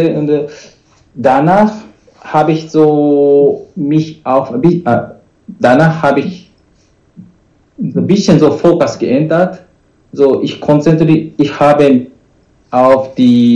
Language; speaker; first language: German; non-native, learner; Japanese